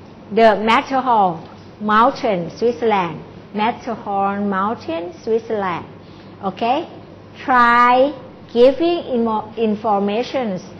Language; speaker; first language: English; non-native, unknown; Thai